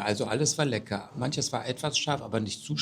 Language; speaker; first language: German; native; German